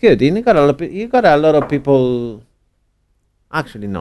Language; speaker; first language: English; non-native, fluent; Italian